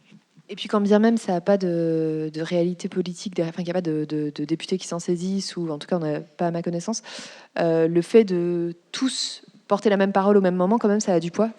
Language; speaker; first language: French; native; French